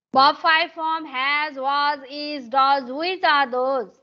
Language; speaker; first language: English; non-native, local second language; Nepali